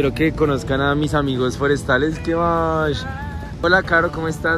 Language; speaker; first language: Spanish; native; Spanish